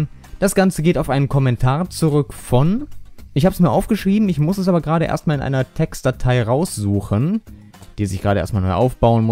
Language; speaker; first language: German; native; German